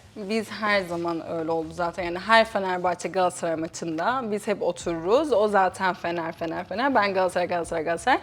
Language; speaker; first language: Turkish; early bilingual, heritage; Turkish